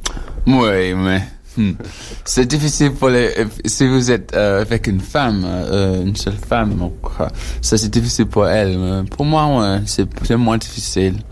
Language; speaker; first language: French; non-native, learner; English